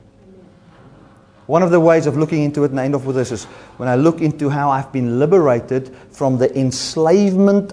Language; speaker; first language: English; non-native, local second language; Afrikaans